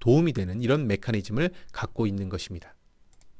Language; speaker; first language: Korean; native; Korean